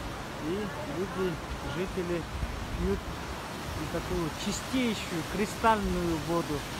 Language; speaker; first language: Russian; non-native, local second language; Kyrgyz